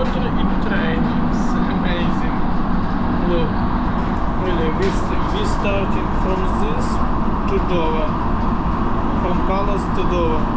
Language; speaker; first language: English; non-native, learner; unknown